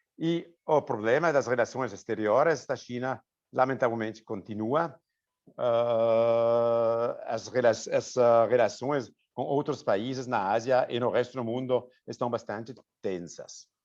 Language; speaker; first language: Portuguese; non-native, fluent; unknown